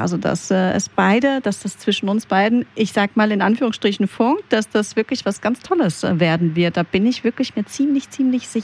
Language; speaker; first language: German; native; German